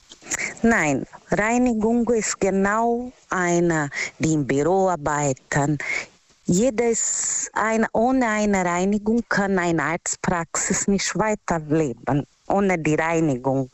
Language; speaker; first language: German; non-native, learner; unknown